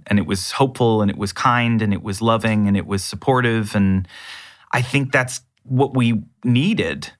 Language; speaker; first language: English; native; English